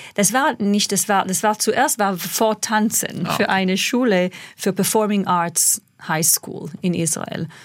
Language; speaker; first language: German; non-native, fluent; Hebrew